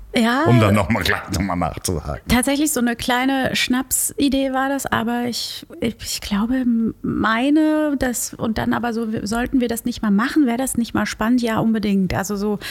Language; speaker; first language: German; early bilingual, other home language; Portuguese